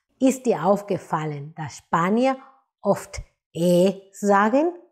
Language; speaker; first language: German; non-native, fluent; Spanish